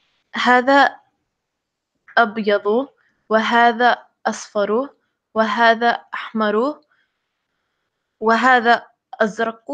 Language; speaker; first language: Arabic; non-native, learner; English